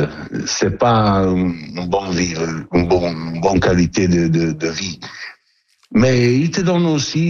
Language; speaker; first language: French; non-native, learner; Italian